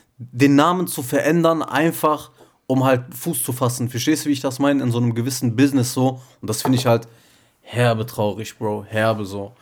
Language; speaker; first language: German; early bilingual, other home language; Turkish